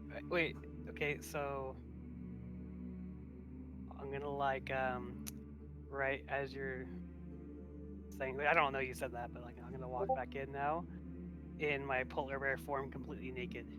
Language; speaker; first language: English; native; English